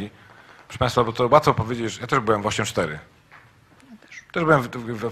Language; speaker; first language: Polish; native; Polish